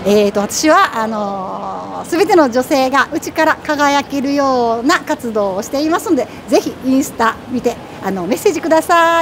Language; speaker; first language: Japanese; native; Japanese